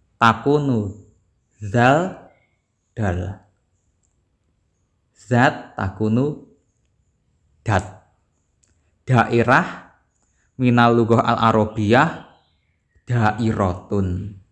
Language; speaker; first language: Arabic; non-native, learner; Javanese